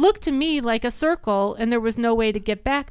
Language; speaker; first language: English; native; English